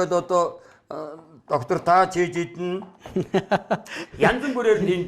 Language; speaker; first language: Mongolian; native; Mongolian